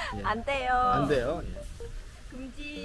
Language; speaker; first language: Korean; non-native, learner; Vietnamese